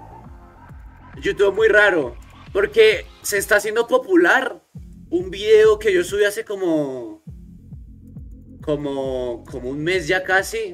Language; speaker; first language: Spanish; native; Spanish